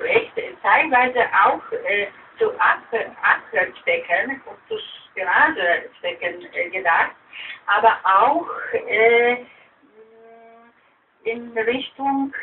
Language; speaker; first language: German; non-native, fluent; Polish